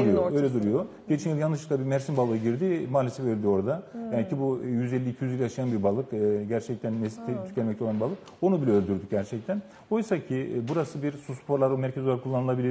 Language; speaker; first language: Turkish; native; Turkish